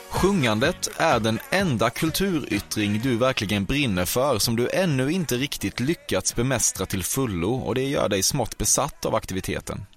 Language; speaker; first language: Swedish; native; Swedish